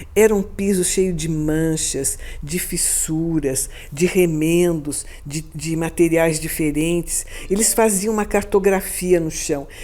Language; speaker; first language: Portuguese; native; Portuguese